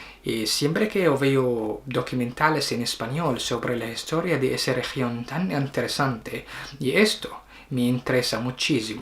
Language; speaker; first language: Spanish; non-native, learner; Arabic